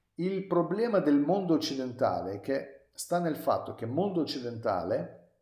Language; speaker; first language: Italian; non-native, fluent; Russian